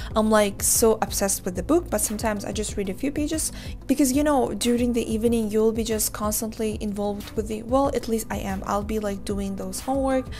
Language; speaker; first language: English; non-native, fluent; Uzbek